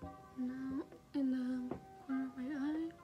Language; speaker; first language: English; native; English